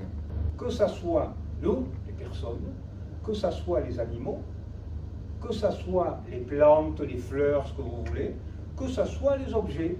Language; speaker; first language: French; native; French